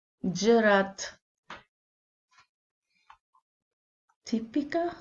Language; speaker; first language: Albanian; non-native, learner; English